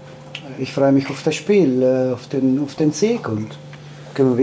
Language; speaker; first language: German; non-native, fluent; Italian